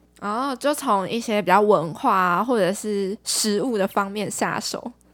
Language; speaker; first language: Chinese; native; Chinese